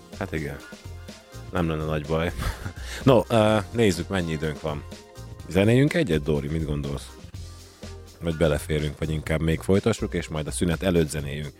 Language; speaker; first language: Hungarian; native; Hungarian